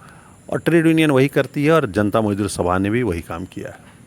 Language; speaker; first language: Hindi; native; Hindi